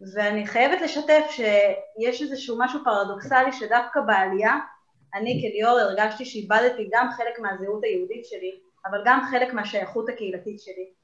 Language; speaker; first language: Hebrew; early bilingual, other home language; Spanish